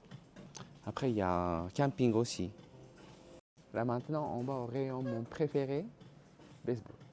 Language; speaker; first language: French; non-native, learner; Japanese